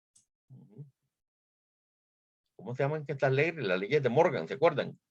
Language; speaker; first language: Spanish; native; Spanish